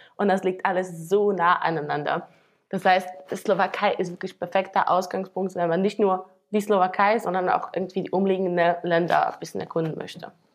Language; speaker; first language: German; non-native, fluent; Slovak